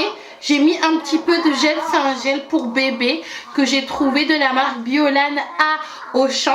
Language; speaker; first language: French; native; French